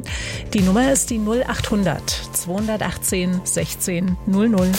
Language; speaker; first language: German; native; German